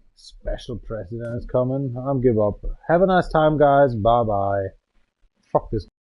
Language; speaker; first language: English; non-native, learner; German